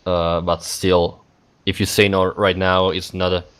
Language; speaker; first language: English; non-native, fluent; Italian